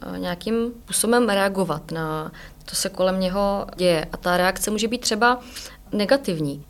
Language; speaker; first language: Czech; non-native, fluent; Russian